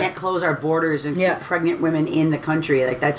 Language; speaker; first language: English; native; English